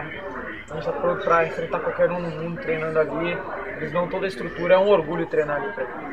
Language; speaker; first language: Portuguese; native; Portuguese